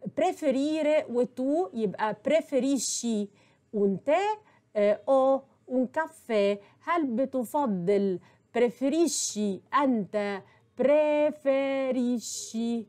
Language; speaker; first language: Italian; non-native, fluent; Arabic